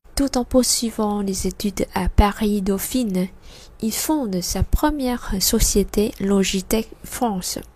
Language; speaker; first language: French; non-native, fluent; Vietnamese